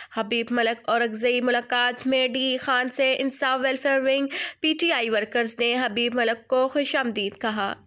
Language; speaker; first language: Urdu; non-native, local second language; Pashto